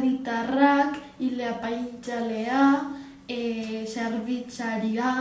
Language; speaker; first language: Basque; non-native, local second language; Spanish